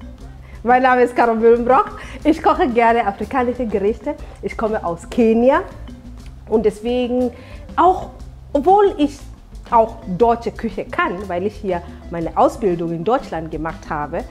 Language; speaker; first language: German; non-native, fluent; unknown